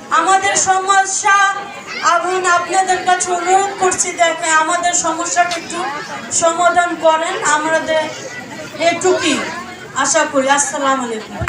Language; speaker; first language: Bangla; non-native, local second language; Urdu